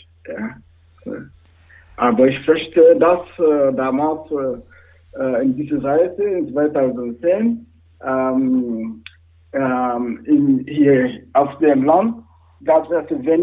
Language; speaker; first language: German; non-native, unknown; Wolof